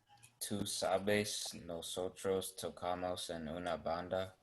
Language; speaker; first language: Spanish; non-native, learner; English